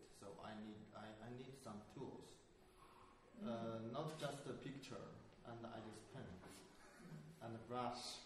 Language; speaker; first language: English; non-native, learner; Chinese